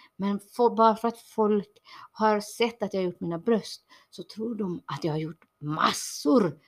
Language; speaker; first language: Swedish; early bilingual, other home language; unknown